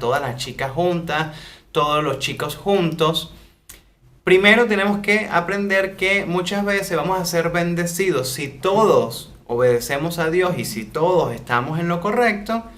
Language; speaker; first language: Spanish; native; Spanish